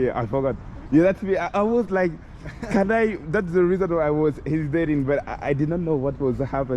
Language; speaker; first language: English; non-native, fluent; French